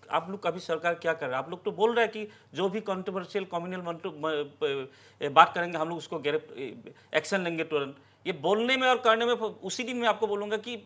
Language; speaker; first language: Hindi; non-native, local second language; Assamese